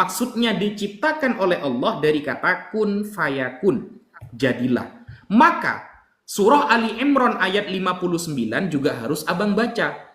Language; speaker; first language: Indonesian; native; Indonesian